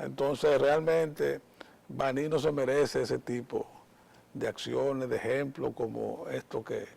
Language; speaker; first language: Spanish; native; Spanish